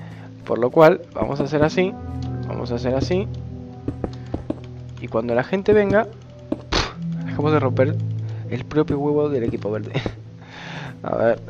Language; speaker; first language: Spanish; native; Spanish